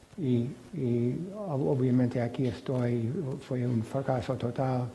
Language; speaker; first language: Spanish; non-native, fluent; English